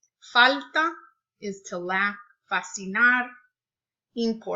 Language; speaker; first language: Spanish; non-native, fluent; English